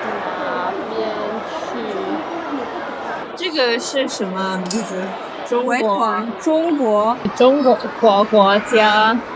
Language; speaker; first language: Chinese; non-native, learner; English